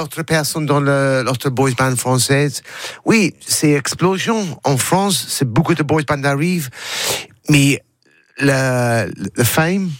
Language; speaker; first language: French; non-native, learner; English